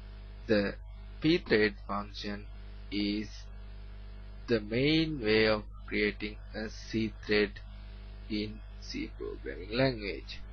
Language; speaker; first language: English; non-native, learner; Sinhala